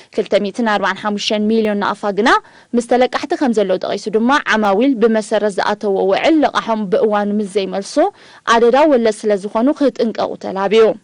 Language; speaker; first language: Tigrinya; native; Tigrinya